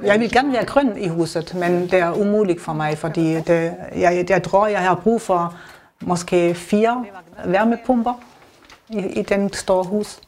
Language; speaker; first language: Danish; non-native, learner; German